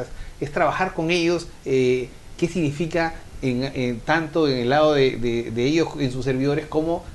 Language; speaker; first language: Spanish; native; Spanish